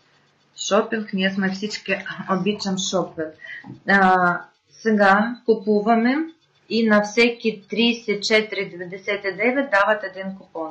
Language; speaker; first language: Bulgarian; non-native, fluent; Russian